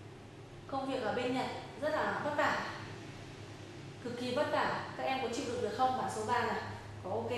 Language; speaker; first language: Vietnamese; native; Vietnamese